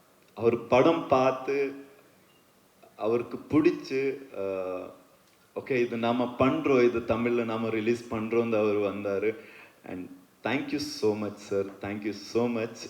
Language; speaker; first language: Tamil; non-native, learner; Kannada